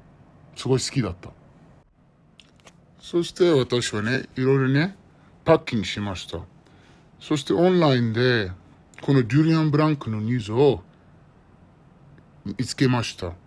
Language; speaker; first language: Japanese; non-native, learner; Arabic